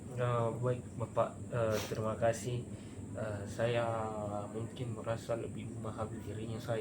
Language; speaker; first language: Indonesian; non-native, local second language; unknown